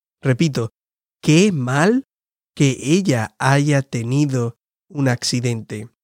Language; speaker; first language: Spanish; non-native, fluent; English